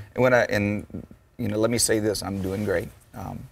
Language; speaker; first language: English; native; English